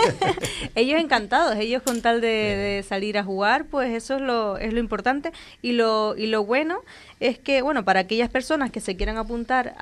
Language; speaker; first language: Spanish; native; Spanish